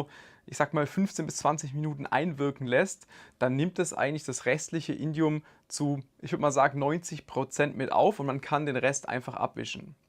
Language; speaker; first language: German; native; German